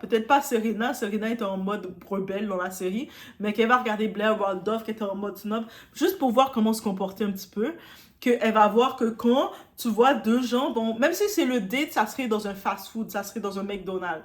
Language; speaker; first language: French; native; French